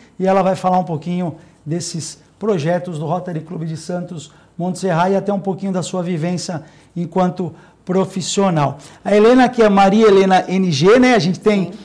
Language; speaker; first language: Portuguese; native; Portuguese